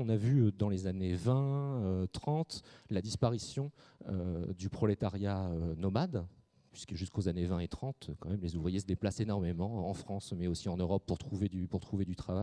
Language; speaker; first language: French; native; French